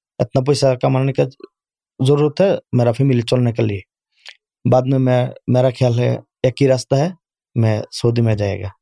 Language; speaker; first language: Urdu; non-native, learner; Bangla